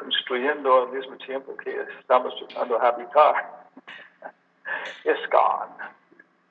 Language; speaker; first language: Spanish; non-native, learner; English